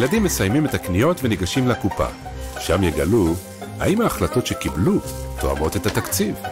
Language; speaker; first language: Hebrew; native; Hebrew